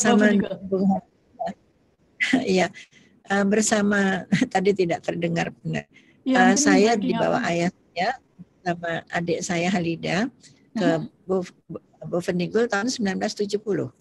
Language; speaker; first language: Indonesian; native; Indonesian